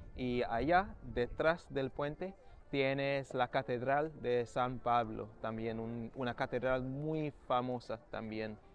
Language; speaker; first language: Spanish; non-native, fluent; English